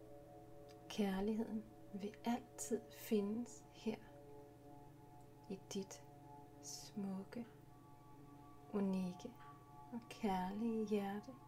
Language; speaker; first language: Danish; native; Danish